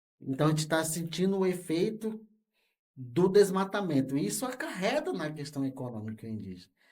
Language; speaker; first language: Portuguese; non-native, local second language; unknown